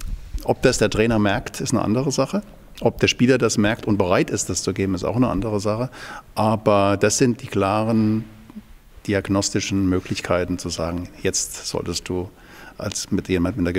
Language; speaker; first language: German; native; German